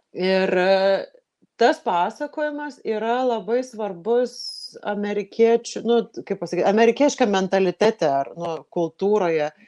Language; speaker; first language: Lithuanian; native; Lithuanian